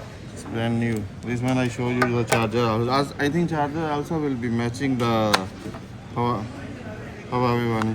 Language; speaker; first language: English; non-native, learner; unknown